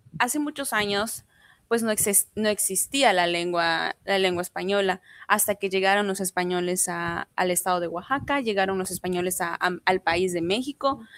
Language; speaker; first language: Spanish; non-native, local second language; Zapotec